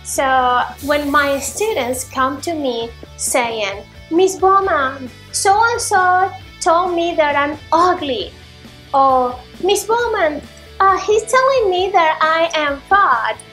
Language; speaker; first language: English; non-native, fluent; Spanish